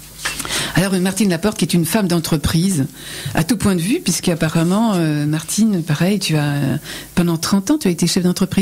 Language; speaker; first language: French; native; French